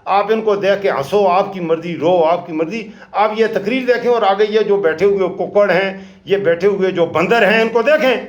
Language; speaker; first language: Urdu; non-native, local second language; Pashto